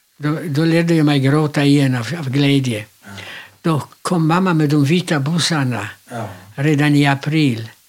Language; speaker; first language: Swedish; non-native, fluent; Polish